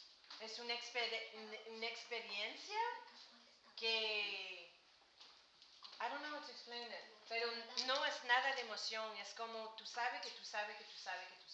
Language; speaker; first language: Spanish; non-native, learner; English